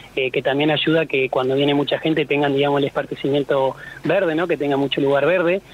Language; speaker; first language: Spanish; native; Spanish